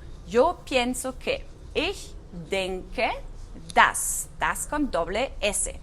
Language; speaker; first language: Spanish; non-native, fluent; German